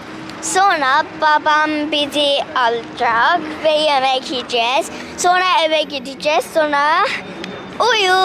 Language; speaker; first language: Turkish; early bilingual, heritage; Turkish